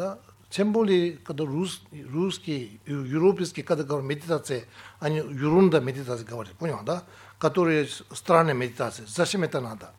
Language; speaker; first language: Russian; non-native, fluent; Tibetan